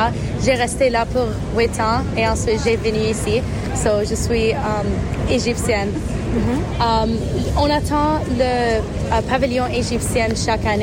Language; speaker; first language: French; early bilingual, other home language; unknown